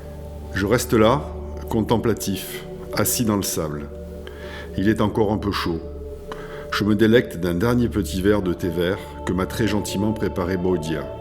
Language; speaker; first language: French; native; French